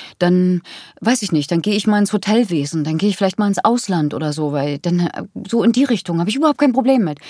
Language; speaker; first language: German; native; German